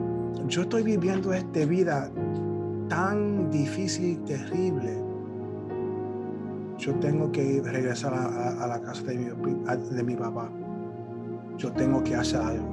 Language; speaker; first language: Spanish; early bilingual, heritage; Spanish